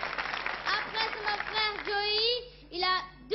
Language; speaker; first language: French; non-native, learner; English